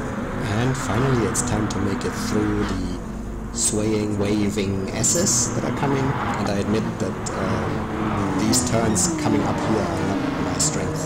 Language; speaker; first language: English; non-native, fluent; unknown